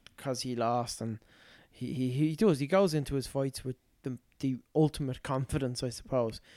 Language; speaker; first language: English; native; English